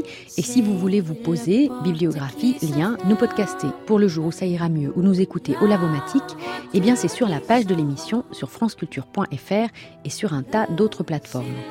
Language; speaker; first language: French; non-native, learner; Arabic